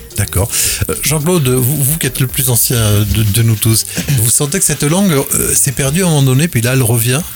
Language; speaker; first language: French; native; French